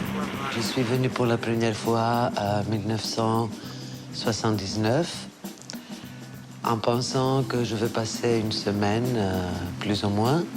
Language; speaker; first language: French; non-native, fluent; Greek